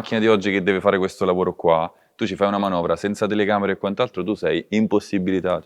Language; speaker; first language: Italian; native; Italian